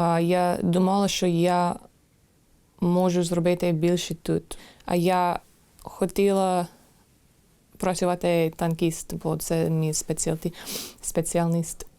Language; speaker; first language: Ukrainian; non-native, learner; English